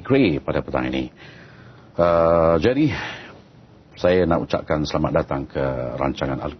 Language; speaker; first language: Malay; native; Malay